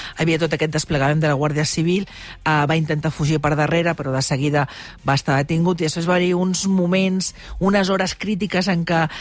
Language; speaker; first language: Catalan; non-native, local second language; Spanish